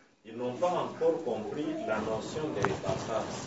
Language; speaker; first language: French; non-native, local second language; Swahili